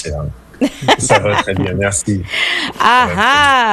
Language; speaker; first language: French; non-native, fluent; English